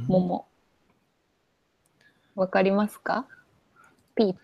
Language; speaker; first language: Japanese; non-native, fluent; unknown